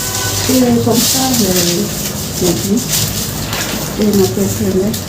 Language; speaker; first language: French; non-native, learner; Malagasy